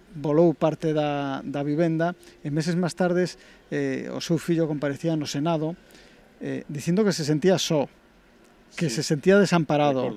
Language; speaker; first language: Galician; non-native, local second language; Spanish